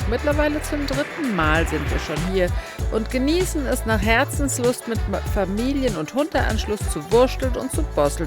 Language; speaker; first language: German; native; German